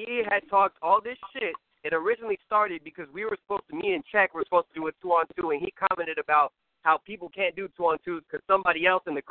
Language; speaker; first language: English; native; English